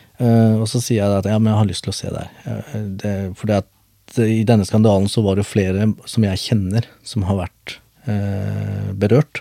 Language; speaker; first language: Norwegian; early bilingual, other home language; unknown